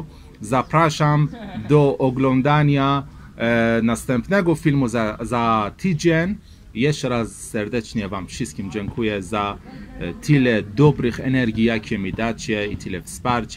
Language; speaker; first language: Polish; non-native, learner; Persian